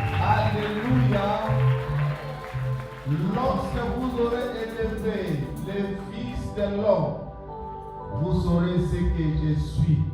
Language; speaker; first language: French; non-native, local second language; Lingala